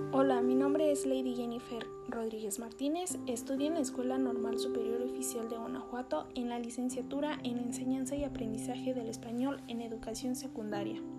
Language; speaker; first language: Spanish; native; Spanish